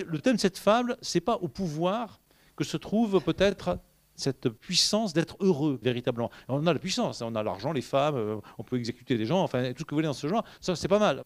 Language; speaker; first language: French; native; French